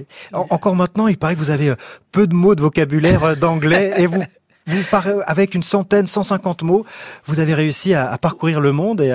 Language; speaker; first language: French; native; French